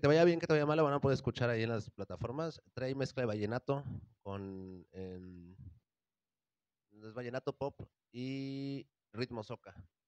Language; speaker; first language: Spanish; native; Spanish